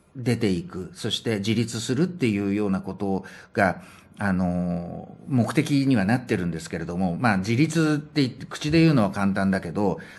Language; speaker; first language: Japanese; native; Japanese